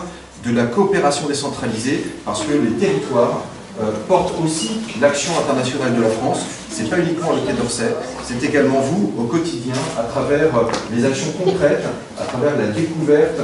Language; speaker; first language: French; native; French